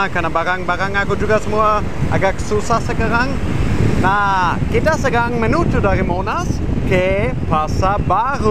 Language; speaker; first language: Indonesian; non-native, fluent; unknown